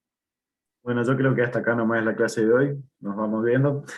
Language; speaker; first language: Spanish; native; Spanish